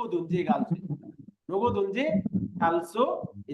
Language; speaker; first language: Korean; non-native, fluent; Bangla